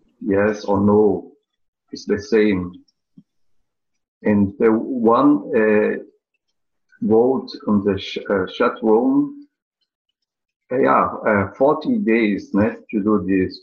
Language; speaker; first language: English; non-native, learner; Portuguese